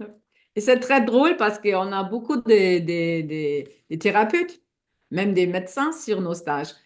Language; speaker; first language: French; non-native, fluent; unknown